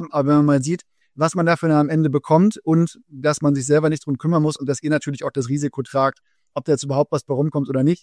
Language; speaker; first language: German; native; German